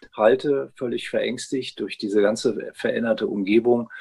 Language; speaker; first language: German; early bilingual, heritage; Greek